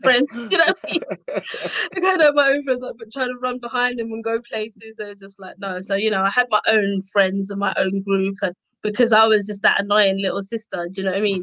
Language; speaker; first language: English; native; English